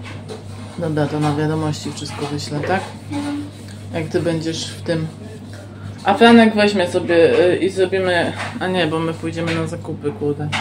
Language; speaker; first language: Polish; native; Polish